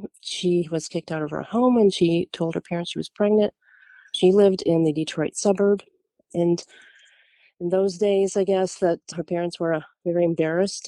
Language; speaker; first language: English; early bilingual, other home language; German